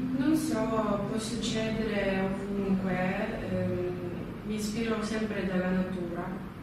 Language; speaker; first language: Italian; non-native, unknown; Russian